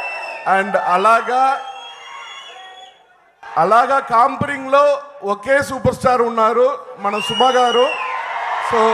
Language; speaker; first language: Telugu; non-native, learner; Tamil